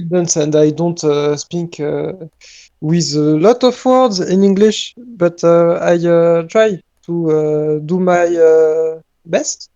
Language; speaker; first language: English; non-native, learner; French